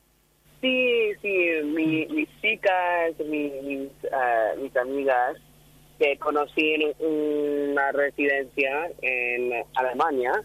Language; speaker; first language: Spanish; non-native, fluent; English